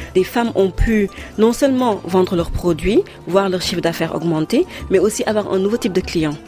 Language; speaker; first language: French; non-native, local second language; Wolof